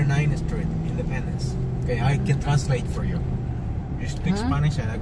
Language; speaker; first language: English; non-native, fluent; Spanish